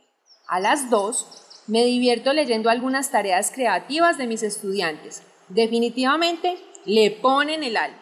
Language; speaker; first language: Spanish; native; Spanish